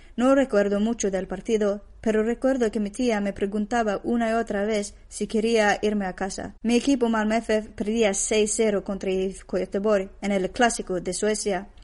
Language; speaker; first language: Spanish; non-native, fluent; Swedish